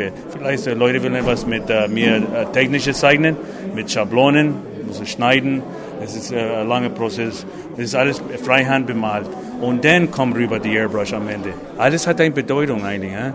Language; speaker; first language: German; non-native, fluent; English